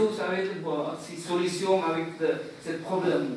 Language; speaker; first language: French; non-native, learner; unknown